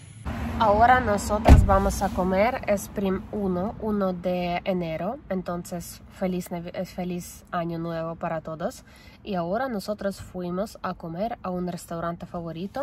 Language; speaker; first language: Spanish; non-native, learner; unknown